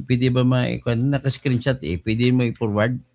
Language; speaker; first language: Filipino; native; Filipino